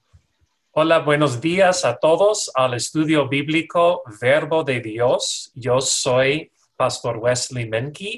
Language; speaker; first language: Spanish; non-native, fluent; English